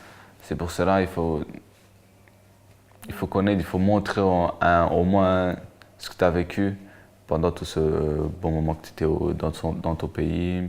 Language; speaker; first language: French; non-native, local second language; Rundi